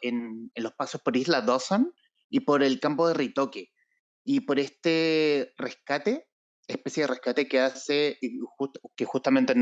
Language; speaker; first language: Spanish; native; Spanish